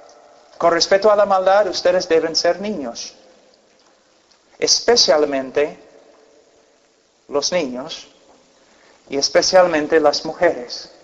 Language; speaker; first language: Spanish; non-native, fluent; English